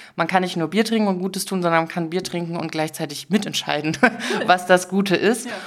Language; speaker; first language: German; native; German